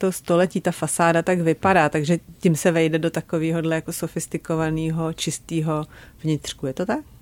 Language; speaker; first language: Czech; native; Czech